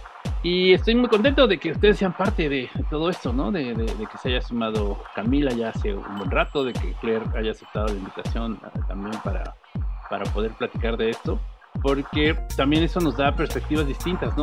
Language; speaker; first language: Spanish; native; Spanish